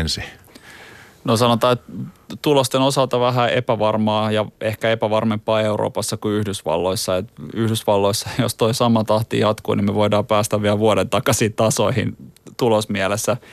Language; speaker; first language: Finnish; native; Finnish